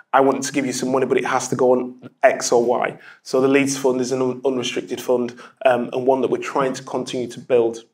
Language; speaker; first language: English; native; English